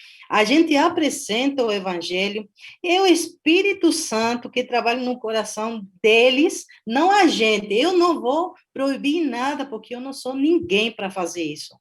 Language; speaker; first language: Portuguese; non-native, fluent; Spanish